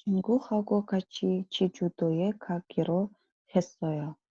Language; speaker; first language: Korean; non-native, learner; Kazakh